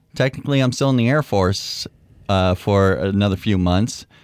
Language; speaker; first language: English; native; English